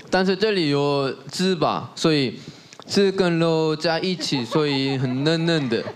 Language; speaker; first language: Chinese; non-native, learner; Korean